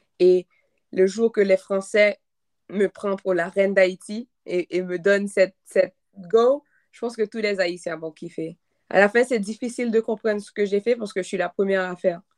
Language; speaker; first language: French; non-native, local second language; Haitian Creole